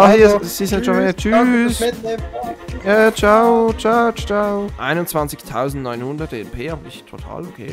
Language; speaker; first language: German; native; German